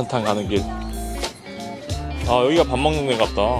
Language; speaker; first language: Korean; native; Korean